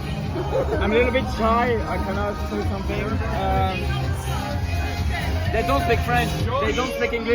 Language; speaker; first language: English; non-native, learner; French